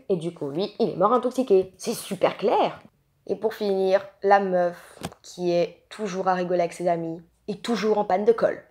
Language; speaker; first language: French; native; French